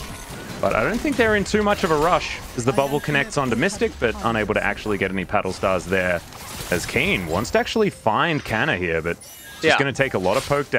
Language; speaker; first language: English; native; English